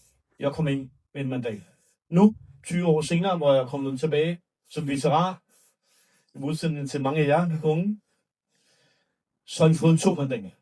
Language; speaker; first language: Danish; early bilingual, other home language; Urdu